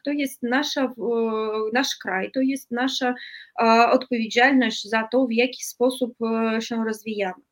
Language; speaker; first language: Polish; non-native, fluent; Russian